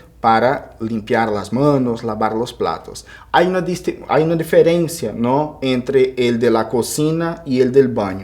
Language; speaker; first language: Spanish; non-native, fluent; Portuguese